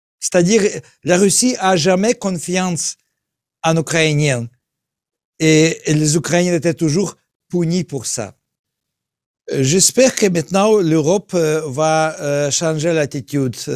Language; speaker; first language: French; non-native, learner; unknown